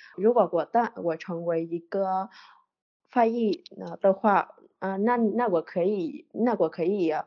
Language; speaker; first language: Chinese; non-native, learner; Vietnamese